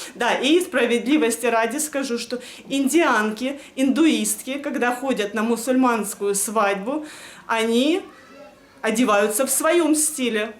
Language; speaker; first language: Russian; native; Russian